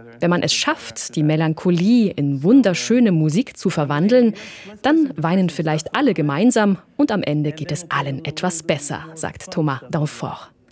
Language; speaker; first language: German; native; German